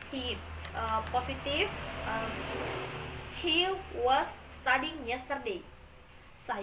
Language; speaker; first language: English; non-native, learner; Indonesian